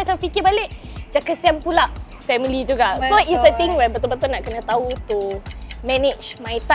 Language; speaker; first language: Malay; native; Malay